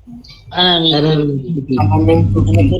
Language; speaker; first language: Arabic; non-native, learner; Bangla